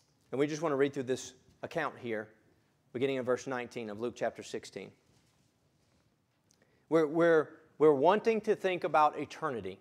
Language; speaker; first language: English; native; English